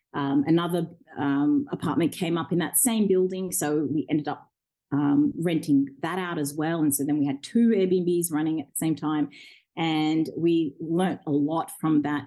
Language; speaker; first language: English; early bilingual, other home language; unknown